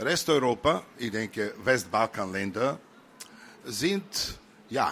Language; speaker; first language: German; non-native, learner; Serbian